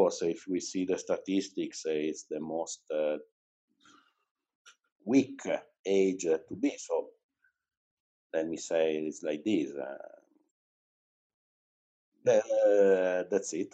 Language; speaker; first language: English; non-native, fluent; Italian